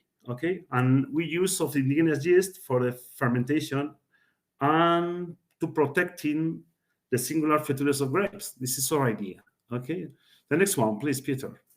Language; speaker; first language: English; non-native, learner; Spanish